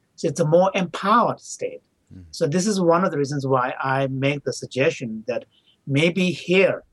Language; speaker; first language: English; non-native, local second language; Tibetan